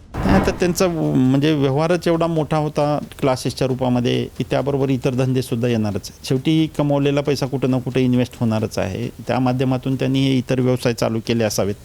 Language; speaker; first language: Marathi; native; Marathi